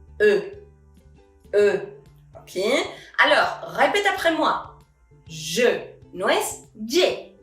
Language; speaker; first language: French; non-native, fluent; Spanish